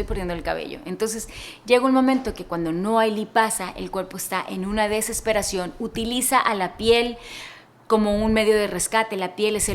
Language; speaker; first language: Spanish; native; Spanish